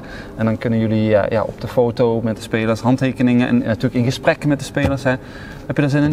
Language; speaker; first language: Dutch; native; Dutch